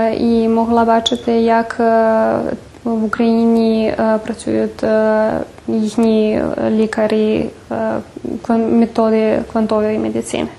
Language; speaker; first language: Ukrainian; early bilingual, heritage; Ukrainian